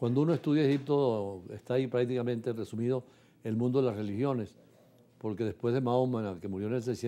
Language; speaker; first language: Spanish; native; Spanish